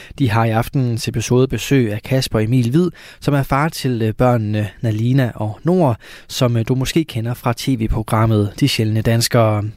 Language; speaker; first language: Danish; native; Danish